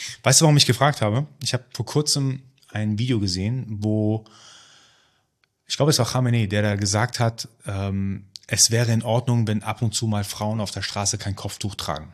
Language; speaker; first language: German; early bilingual, other home language; Persian